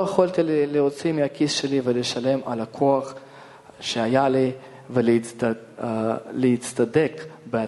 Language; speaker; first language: Hebrew; non-native, fluent; Russian